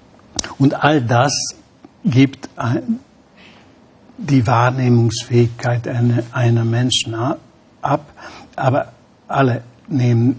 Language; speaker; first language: German; non-native, fluent; Hungarian